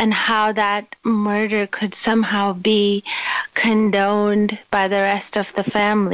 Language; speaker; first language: English; non-native, local second language; Urdu